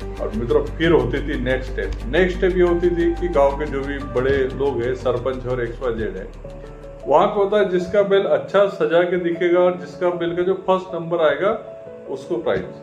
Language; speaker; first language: Hindi; non-native, local second language; Marathi